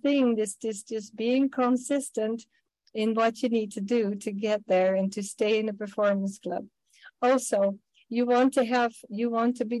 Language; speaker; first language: English; non-native, fluent; Dutch